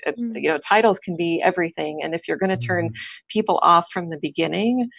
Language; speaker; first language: English; native; English